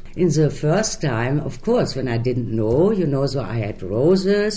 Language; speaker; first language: English; non-native, fluent; German